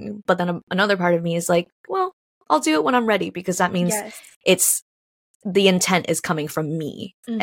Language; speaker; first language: English; early bilingual, other home language; Chinese